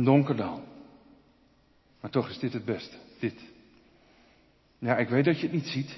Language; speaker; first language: Dutch; native; Dutch